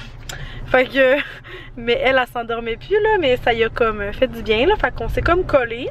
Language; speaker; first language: French; native; French